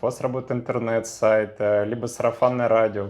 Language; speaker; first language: Russian; native; Russian